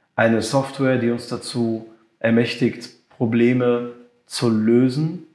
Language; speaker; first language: German; non-native, local second language; French